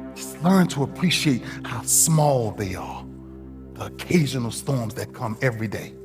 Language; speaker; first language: English; native; English